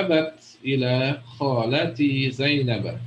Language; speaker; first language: Arabic; non-native, fluent; English